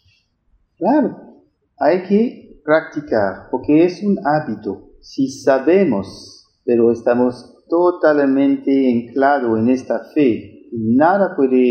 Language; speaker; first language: Spanish; non-native, fluent; French